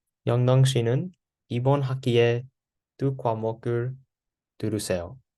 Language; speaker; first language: Korean; non-native, learner; English